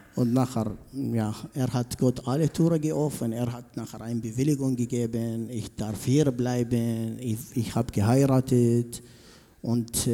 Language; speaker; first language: German; non-native, learner; Arabic